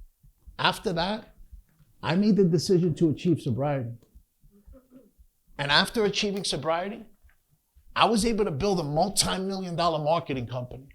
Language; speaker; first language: English; native; English